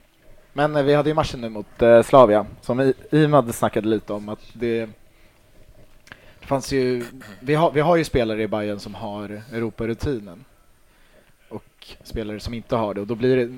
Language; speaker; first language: Swedish; native; Swedish